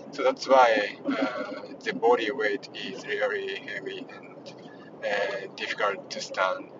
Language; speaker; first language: English; non-native, learner; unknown